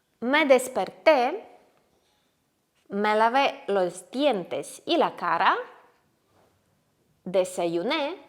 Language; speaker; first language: Spanish; non-native, fluent; Ukrainian